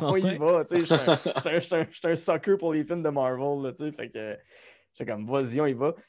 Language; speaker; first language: French; native; French